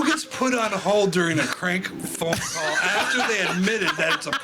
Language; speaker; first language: English; native; English